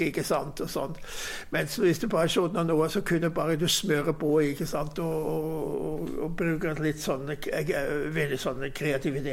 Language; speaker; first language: Norwegian; non-native, fluent; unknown